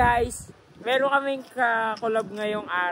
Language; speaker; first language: Filipino; native; Filipino